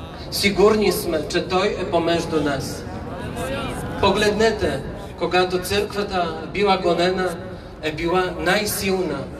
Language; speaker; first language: Bulgarian; non-native, fluent; Polish